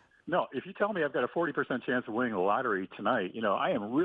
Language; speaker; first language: English; native; English